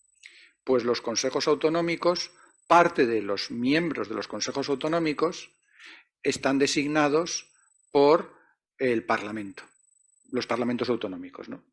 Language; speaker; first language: Spanish; native; Spanish